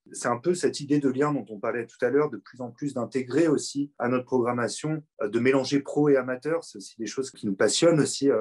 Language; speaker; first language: French; native; French